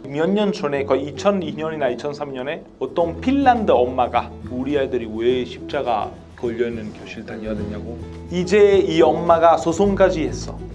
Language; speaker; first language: Korean; non-native, fluent; Italian